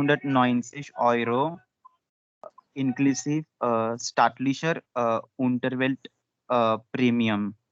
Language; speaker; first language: German; non-native, learner; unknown